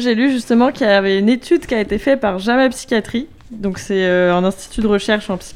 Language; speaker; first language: French; native; French